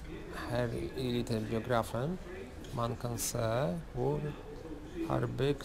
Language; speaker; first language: Swedish; non-native, learner; Polish